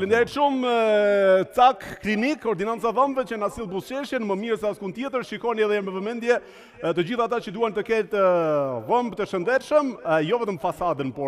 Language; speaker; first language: Albanian; native; Albanian